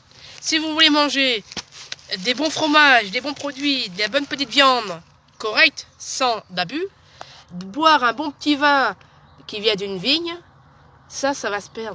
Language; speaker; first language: French; native; French